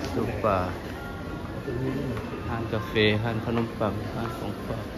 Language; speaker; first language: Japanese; non-native, learner; Lao